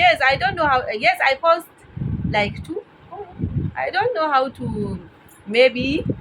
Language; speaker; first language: English; non-native, local second language; Hausa